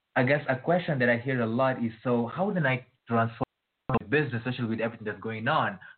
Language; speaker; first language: English; non-native, fluent; Portuguese